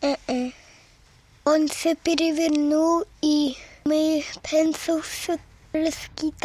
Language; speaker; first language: Russian; early bilingual, heritage; Russian